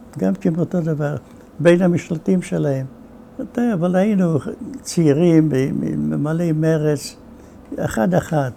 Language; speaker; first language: Hebrew; non-native, fluent; Yiddish